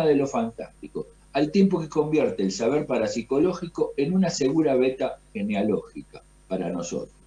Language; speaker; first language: Spanish; native; Spanish